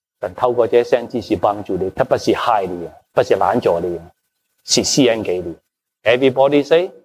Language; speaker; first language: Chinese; non-native, local second language; Cantonese